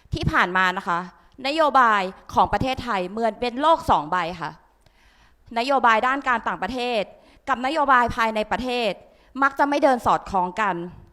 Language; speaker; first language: Thai; native; Thai